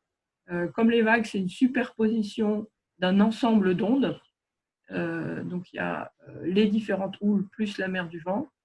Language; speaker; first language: French; native; French